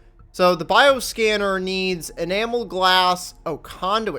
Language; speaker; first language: English; native; English